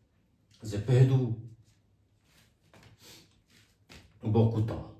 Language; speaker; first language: French; non-native, learner; Hindi